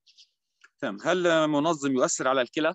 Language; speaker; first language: Arabic; native; Arabic